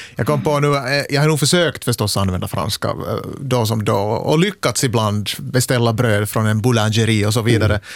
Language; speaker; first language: Swedish; native; Swedish